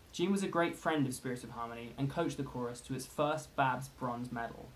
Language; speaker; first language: English; native; English